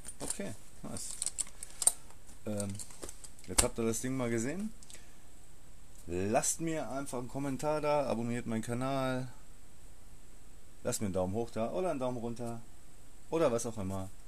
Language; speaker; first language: German; native; German